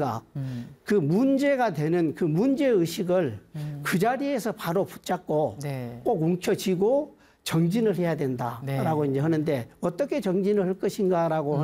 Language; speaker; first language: Korean; native; Korean